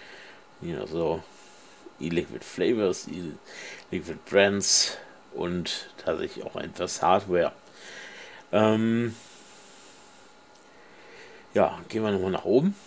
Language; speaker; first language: German; native; German